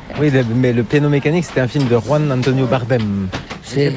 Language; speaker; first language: French; native; French